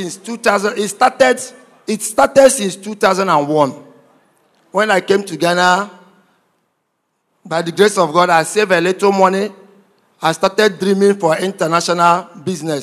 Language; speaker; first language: English; non-native, local second language; Igbo